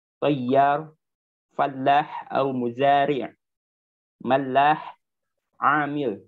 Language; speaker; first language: Arabic; non-native, learner; Indonesian